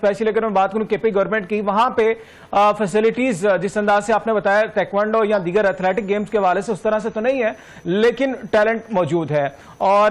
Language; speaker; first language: Urdu; native; Urdu